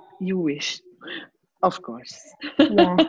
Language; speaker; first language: English; non-native, fluent; Dutch